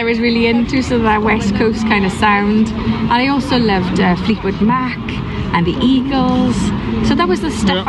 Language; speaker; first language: English; native; English